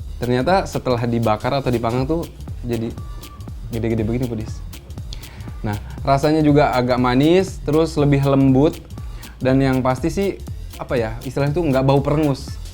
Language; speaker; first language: Indonesian; native; Indonesian